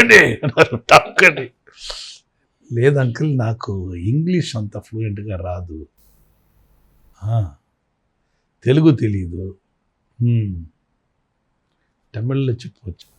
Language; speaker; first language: Telugu; non-native, local second language; Tamil